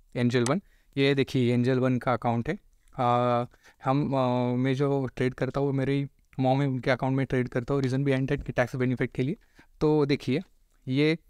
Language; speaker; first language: Hindi; non-native, local second language; Marathi